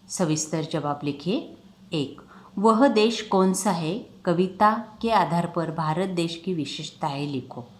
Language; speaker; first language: Hindi; non-native, local second language; Marathi